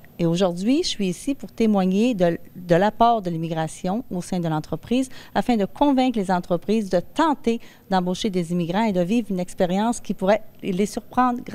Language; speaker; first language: French; native; French